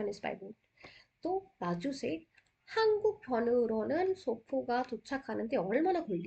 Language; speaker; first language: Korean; non-native, fluent; Hindi